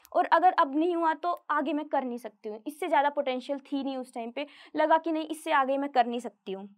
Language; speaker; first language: Hindi; native; Hindi